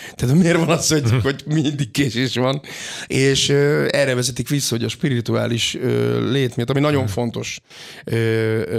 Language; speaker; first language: Hungarian; native; Hungarian